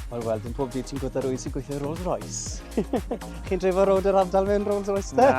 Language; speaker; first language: Welsh; native; Welsh